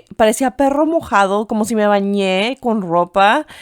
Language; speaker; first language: Spanish; early bilingual, heritage; Spanish